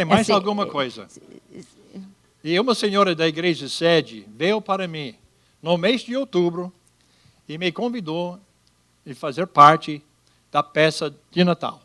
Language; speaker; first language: Portuguese; non-native, fluent; English